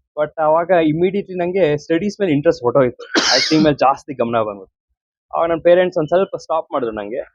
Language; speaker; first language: Kannada; early bilingual, heritage; Kannada